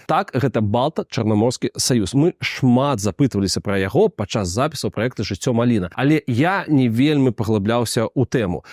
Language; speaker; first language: Belarusian; non-native, local second language; Russian